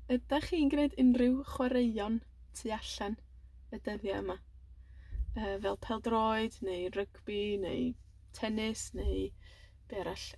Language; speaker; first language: Welsh; native; Welsh